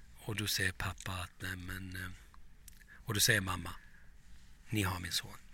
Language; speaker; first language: Swedish; early bilingual, other home language; Turoyo